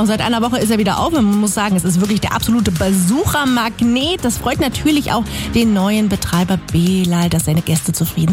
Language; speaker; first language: German; native; German